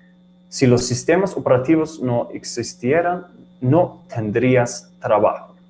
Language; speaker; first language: Spanish; non-native, learner; English